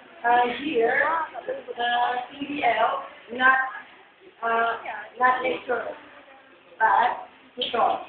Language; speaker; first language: English; non-native, learner; Indonesian